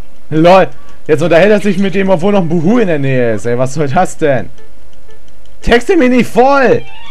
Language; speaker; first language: German; native; German